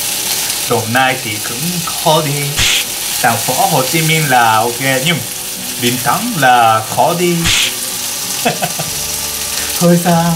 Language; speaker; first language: Vietnamese; non-native, learner; Japanese